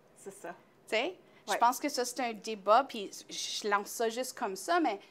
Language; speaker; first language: French; native; French